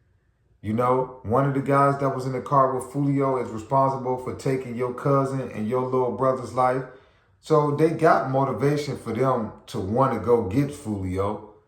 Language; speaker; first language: English; native; English